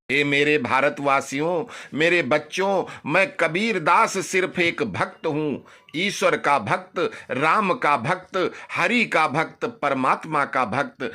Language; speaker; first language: Hindi; native; Hindi